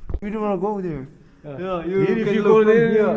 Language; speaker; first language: English; non-native, learner; Sasak